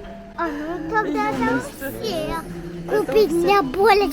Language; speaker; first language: Russian; early bilingual, heritage; Russian